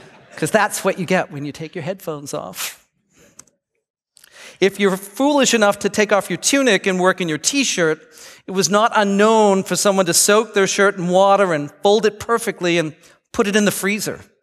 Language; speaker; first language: English; native; English